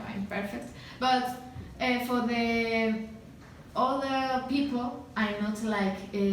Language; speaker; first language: English; non-native, learner; Spanish